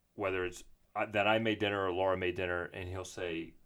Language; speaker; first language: English; native; English